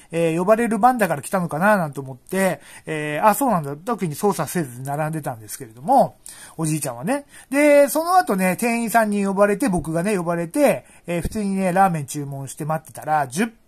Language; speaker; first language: Japanese; native; Japanese